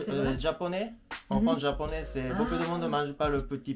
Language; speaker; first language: French; non-native, learner; Japanese